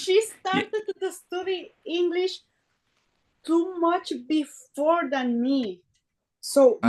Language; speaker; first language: English; non-native, learner; Spanish